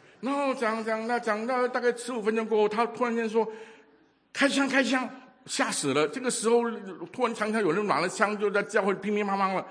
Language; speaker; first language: Chinese; non-native, local second language; Cantonese